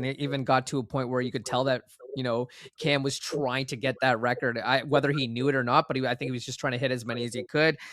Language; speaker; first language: English; native; English